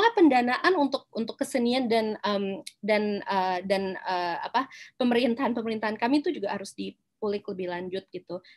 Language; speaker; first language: Indonesian; non-native, local second language; Minangkabau